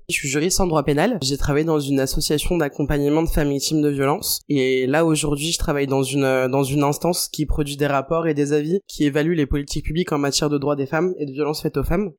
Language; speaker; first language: French; native; French